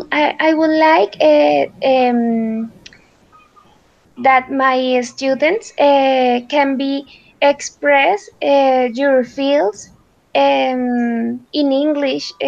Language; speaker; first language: English; non-native, learner; Spanish